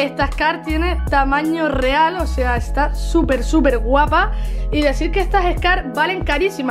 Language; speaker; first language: Spanish; native; Spanish